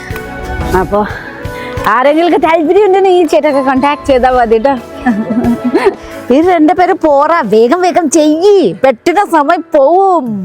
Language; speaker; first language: Malayalam; non-native, learner; Nepali